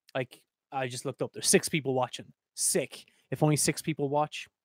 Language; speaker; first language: English; native; English